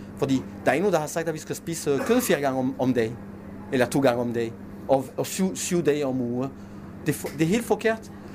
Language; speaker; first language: Danish; non-native, fluent; French